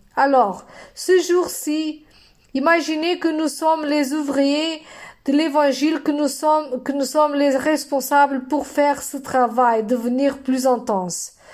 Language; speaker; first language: French; non-native, fluent; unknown